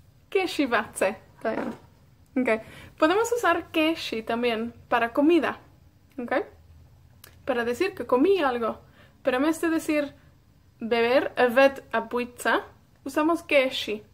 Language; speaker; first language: Spanish; non-native, fluent; Welsh